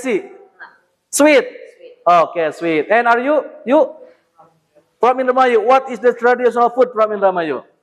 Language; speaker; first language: English; non-native, learner; Indonesian